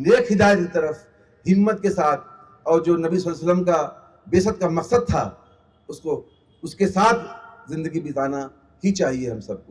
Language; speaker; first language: Hindi; native; Hindi